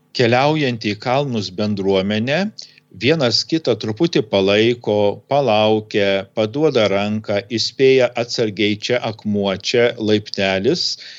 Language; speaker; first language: Lithuanian; native; Lithuanian